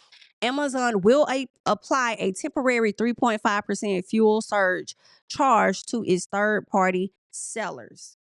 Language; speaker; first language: English; native; English